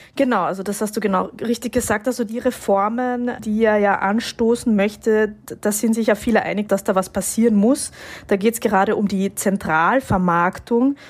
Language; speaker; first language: German; native; German